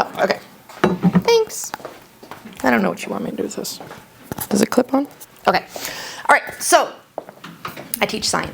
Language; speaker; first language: English; native; English